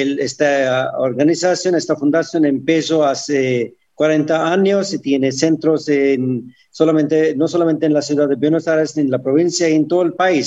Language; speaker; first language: Spanish; non-native, fluent; Hindi